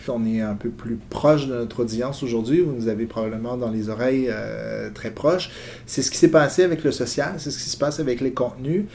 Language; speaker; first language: French; native; French